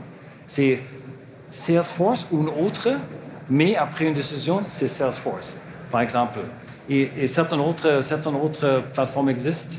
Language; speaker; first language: French; non-native, learner; German